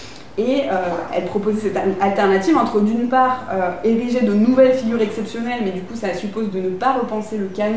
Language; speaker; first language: French; native; French